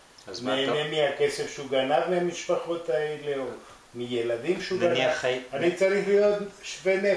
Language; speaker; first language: Hebrew; non-native, fluent; Spanish